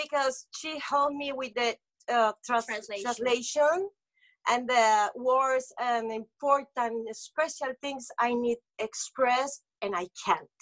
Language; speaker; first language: English; non-native, local second language; Spanish